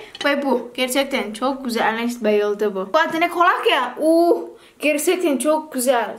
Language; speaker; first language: Turkish; non-native, learner; Indonesian